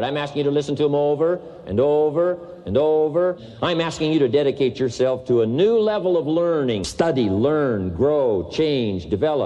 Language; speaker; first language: English; native; English